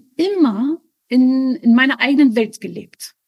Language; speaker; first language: German; early bilingual, other home language; Arabic